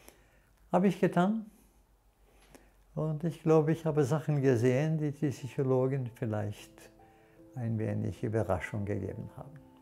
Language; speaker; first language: German; non-native, fluent; Norwegian